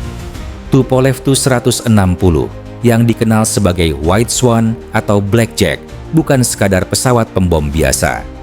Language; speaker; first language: Indonesian; native; Indonesian